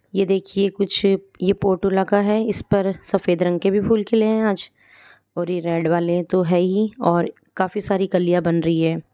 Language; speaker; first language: Hindi; native; Hindi